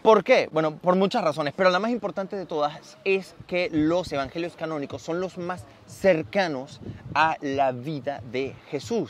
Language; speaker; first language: Spanish; native; Spanish